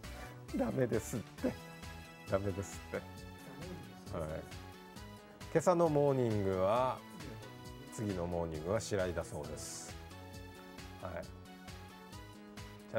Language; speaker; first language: Japanese; native; Japanese